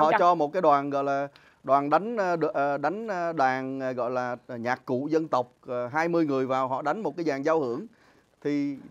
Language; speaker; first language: Vietnamese; native; Vietnamese